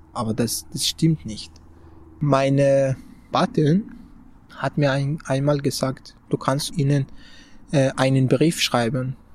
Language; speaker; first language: German; non-native, fluent; Persian